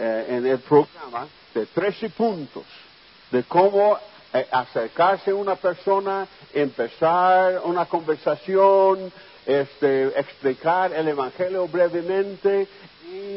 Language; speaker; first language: Spanish; non-native, fluent; English